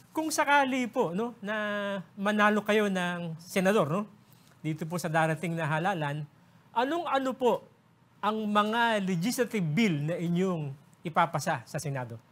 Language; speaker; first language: Filipino; native; Filipino